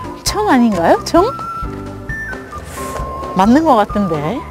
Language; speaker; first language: Korean; native; Korean